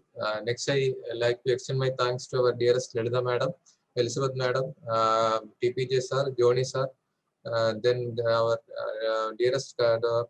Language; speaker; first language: English; non-native, local second language; Malayalam